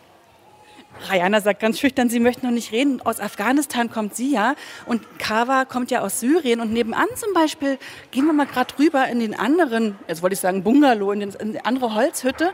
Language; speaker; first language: German; native; German